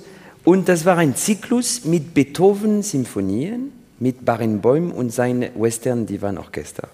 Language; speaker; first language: German; non-native, learner; French